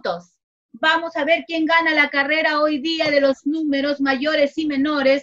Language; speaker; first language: Spanish; native; Spanish